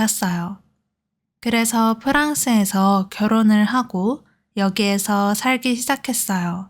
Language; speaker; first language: Korean; native; Korean